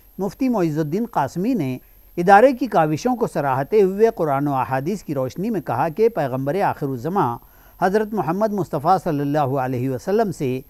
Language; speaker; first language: Hindi; non-native, local second language; Urdu